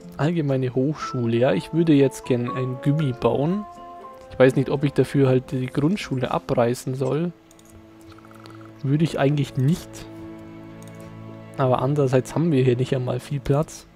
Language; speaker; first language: German; native; German